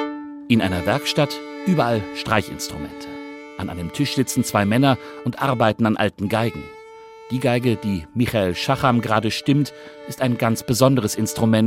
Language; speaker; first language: German; native; German